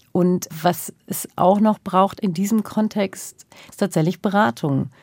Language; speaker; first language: German; early bilingual, other home language; Turkish